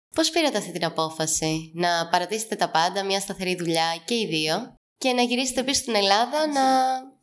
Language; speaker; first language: Greek; native; Greek